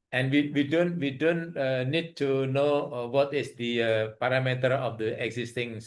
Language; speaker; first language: English; non-native, learner; Indonesian